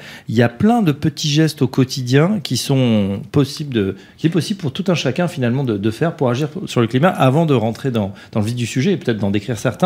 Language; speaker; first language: French; native; French